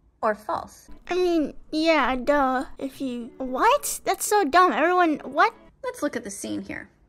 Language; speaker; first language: English; native; English